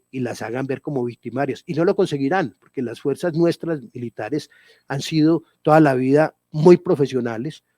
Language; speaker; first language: Spanish; native; Spanish